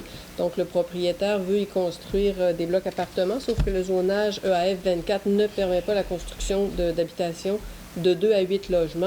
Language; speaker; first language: French; native; French